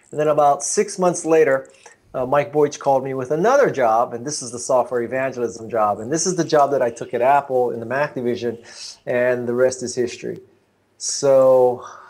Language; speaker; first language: English; native; English